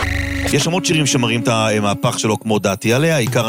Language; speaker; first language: Hebrew; native; Hebrew